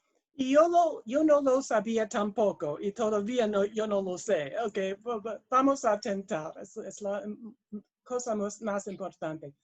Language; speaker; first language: Spanish; non-native, learner; English